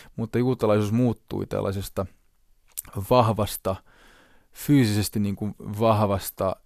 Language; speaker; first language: Finnish; non-native, local second language; Hebrew